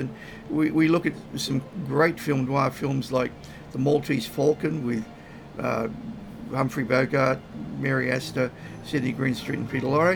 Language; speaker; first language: English; native; English